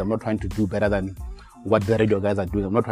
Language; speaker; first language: English; non-native, local second language; Tswana